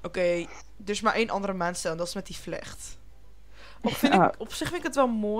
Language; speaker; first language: Dutch; native; Dutch